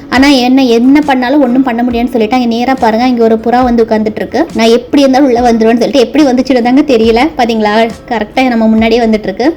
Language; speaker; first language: Tamil; non-native, local second language; Malayalam